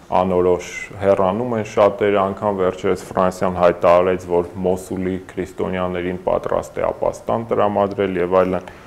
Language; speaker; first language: Armenian; native; Armenian